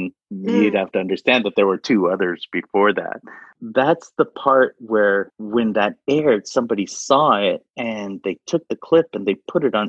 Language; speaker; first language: English; non-native, fluent; Arabic